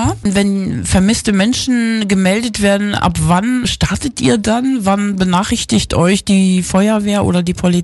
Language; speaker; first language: German; native; German